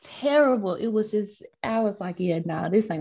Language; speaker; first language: English; native; English